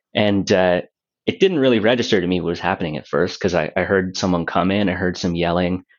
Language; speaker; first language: English; native; English